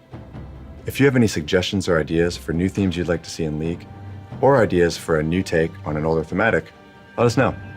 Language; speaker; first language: English; native; English